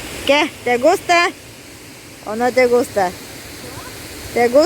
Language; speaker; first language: Spanish; non-native, fluent; Russian